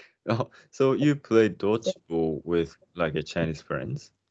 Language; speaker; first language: English; non-native, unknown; Japanese